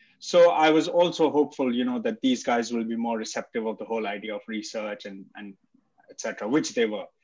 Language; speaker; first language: English; non-native, local second language; Hindi